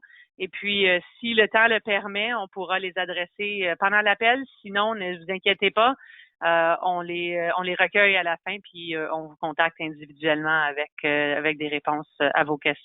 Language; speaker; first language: French; native; French